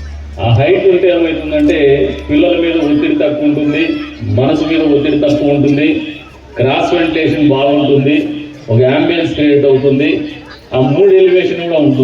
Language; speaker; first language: Telugu; native; Telugu